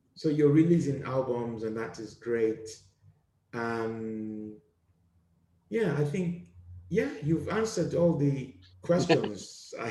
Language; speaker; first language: English; non-native, fluent; Italian